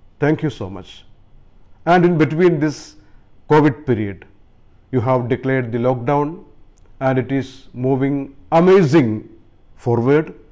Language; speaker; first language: English; non-native, local second language; Malayalam